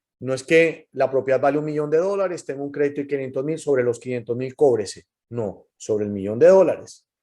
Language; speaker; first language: Spanish; native; Spanish